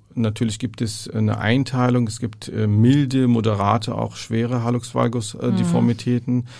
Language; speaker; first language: German; non-native, fluent; Arabic